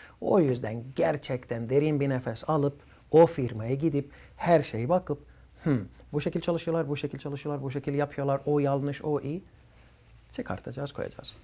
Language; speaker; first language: Turkish; early bilingual, other home language; Arabic